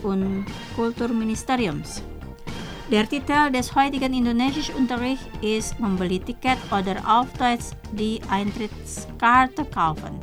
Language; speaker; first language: German; non-native, fluent; Indonesian